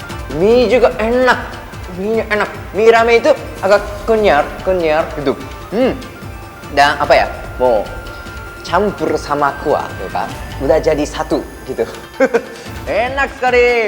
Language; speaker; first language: Indonesian; non-native, fluent; Japanese